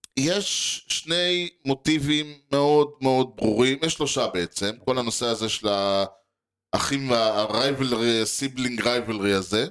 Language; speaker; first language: Hebrew; native; Hebrew